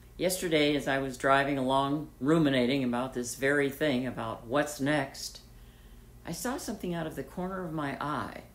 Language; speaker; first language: English; native; English